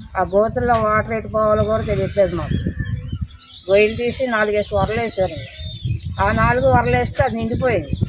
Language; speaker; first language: Telugu; native; Telugu